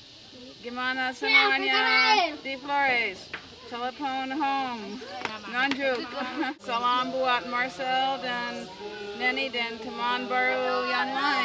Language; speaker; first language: Indonesian; non-native, learner; English